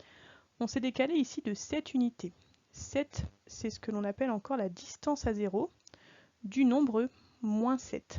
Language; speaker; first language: French; native; French